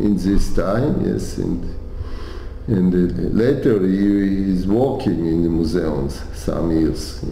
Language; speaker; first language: English; non-native, learner; Hebrew